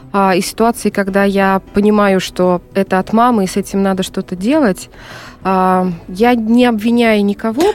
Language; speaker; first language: Russian; native; Russian